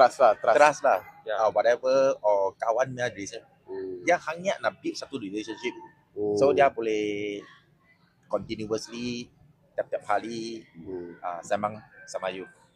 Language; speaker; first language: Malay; non-native, local second language; Chinese